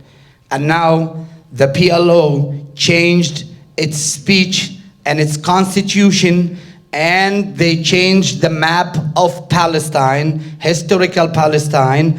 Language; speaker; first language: English; non-native, fluent; Arabic